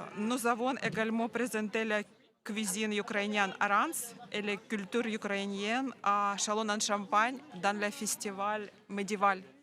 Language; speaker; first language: French; non-native, learner; Ukrainian